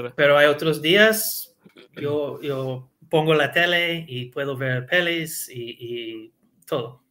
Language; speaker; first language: Spanish; non-native, learner; English